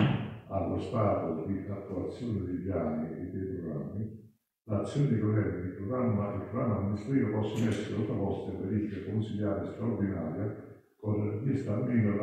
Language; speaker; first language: Italian; native; Italian